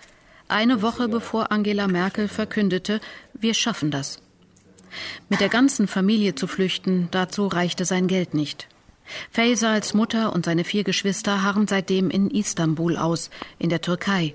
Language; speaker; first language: German; native; German